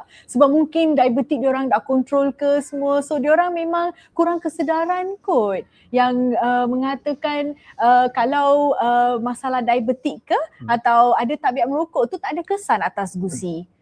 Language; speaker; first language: Malay; native; Malay